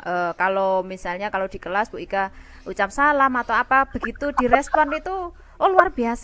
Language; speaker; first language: Indonesian; native; Indonesian